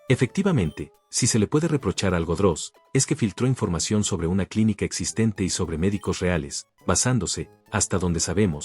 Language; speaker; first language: Spanish; native; Spanish